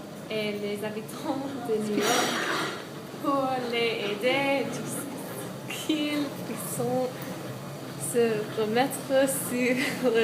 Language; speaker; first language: French; non-native, learner; English